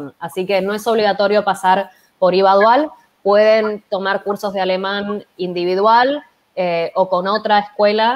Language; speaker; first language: Spanish; native; Spanish